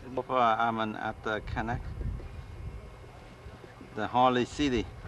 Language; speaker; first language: English; non-native, learner; Vietnamese